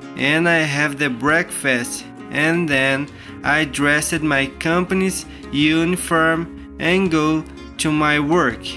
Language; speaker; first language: English; non-native, learner; Portuguese